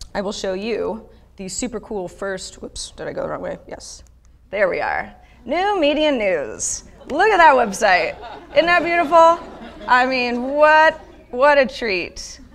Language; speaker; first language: English; native; English